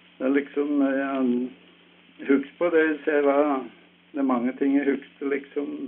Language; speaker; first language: Norwegian; early bilingual, heritage; Norwegian